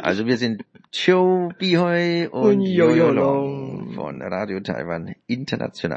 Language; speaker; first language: German; native; German